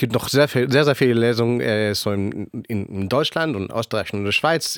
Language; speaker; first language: German; non-native, fluent; Hebrew